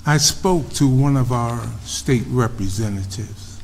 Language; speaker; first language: English; native; English